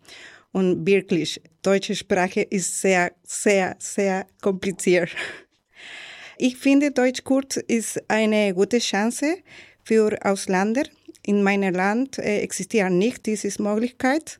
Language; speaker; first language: German; non-native, learner; Spanish